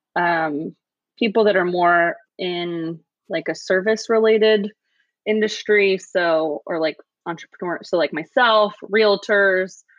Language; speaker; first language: English; native; English